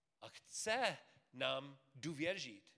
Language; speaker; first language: Czech; non-native, fluent; English